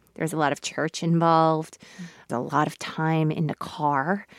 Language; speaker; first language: English; early bilingual, other home language; Korean